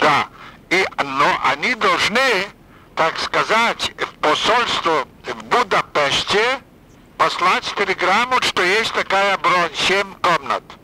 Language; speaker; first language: Russian; non-native, fluent; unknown